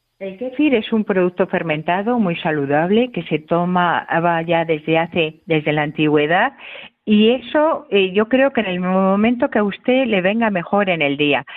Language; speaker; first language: Spanish; native; Spanish